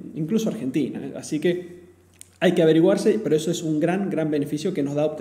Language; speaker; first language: Spanish; native; Spanish